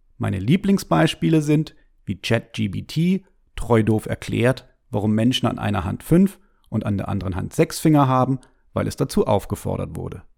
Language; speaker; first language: German; native; German